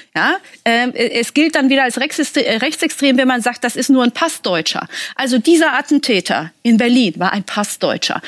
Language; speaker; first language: German; early bilingual, heritage; German